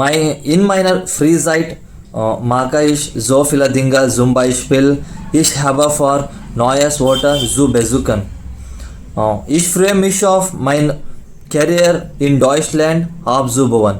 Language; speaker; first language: German; non-native, learner; Kannada